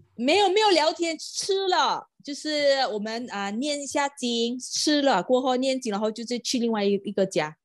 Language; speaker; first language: Chinese; non-native, local second language; Malay